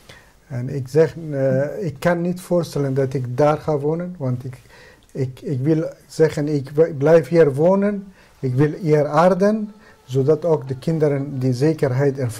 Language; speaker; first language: Dutch; non-native, fluent; Persian